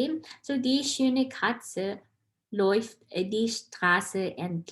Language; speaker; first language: German; non-native, fluent; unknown